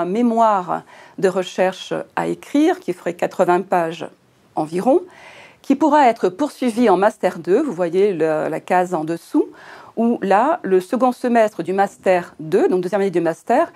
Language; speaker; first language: French; native; French